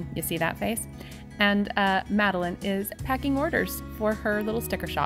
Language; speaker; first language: English; native; English